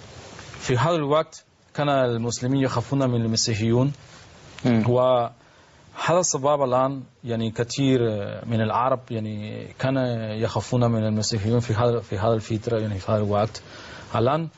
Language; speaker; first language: Arabic; non-native, learner; Spanish